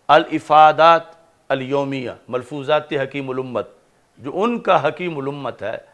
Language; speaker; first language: Urdu; non-native, local second language; Punjabi